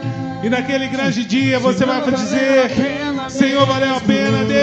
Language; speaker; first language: Portuguese; native; Portuguese